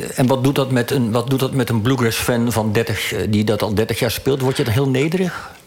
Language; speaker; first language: Dutch; native; Dutch